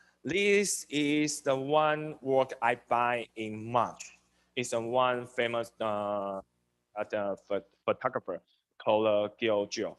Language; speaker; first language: English; non-native, learner; Chinese